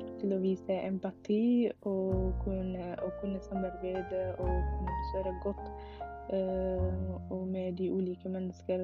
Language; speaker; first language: Norwegian; non-native, learner; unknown